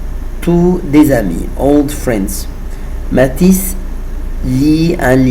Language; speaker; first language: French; non-native, fluent; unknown